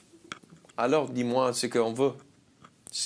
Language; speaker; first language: French; non-native, learner; English